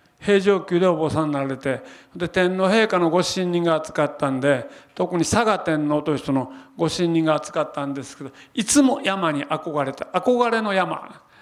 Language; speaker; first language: Japanese; native; Japanese